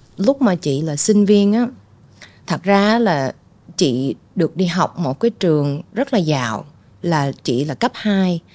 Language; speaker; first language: Vietnamese; early bilingual, heritage; Vietnamese